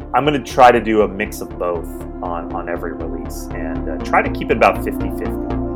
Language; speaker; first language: English; native; English